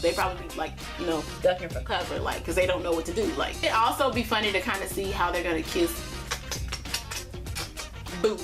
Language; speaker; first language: English; native; English